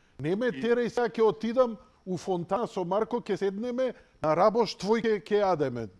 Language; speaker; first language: Macedonian; native; Macedonian